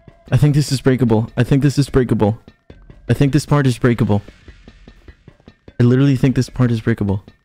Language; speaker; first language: English; early bilingual, other home language; Spanish